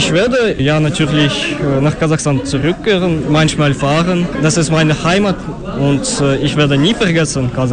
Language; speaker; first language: German; non-native, fluent; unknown